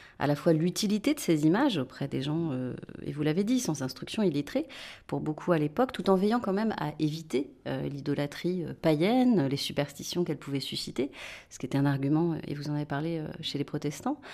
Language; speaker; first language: French; native; French